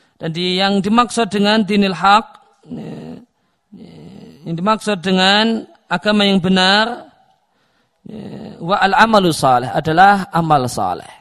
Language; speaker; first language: Indonesian; native; Indonesian